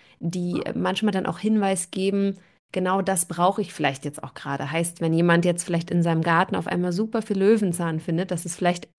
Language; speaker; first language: German; native; German